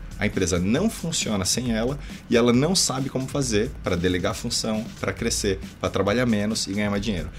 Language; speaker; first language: Portuguese; native; Portuguese